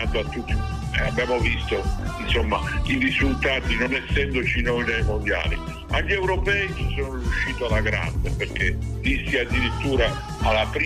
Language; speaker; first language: Italian; native; Italian